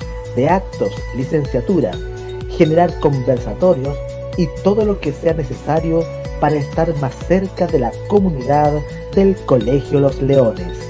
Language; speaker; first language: Spanish; native; Spanish